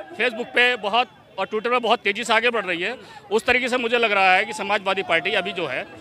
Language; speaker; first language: Hindi; native; Hindi